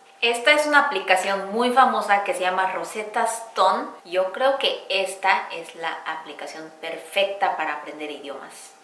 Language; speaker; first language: Spanish; non-native, fluent; Korean